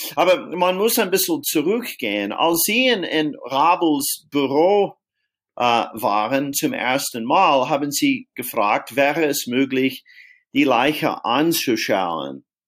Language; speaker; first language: German; non-native, fluent; English